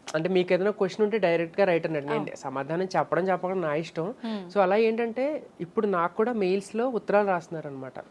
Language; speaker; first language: Telugu; native; Telugu